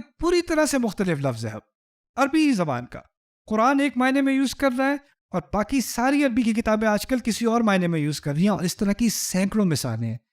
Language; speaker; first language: Urdu; early bilingual, heritage; Urdu